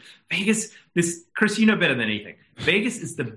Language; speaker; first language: English; native; English